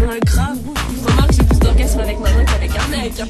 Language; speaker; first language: French; native; French